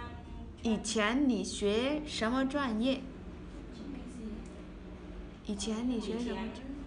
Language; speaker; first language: Chinese; non-native, fluent; Vietnamese